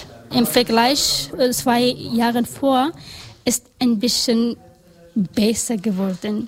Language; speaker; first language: German; non-native, learner; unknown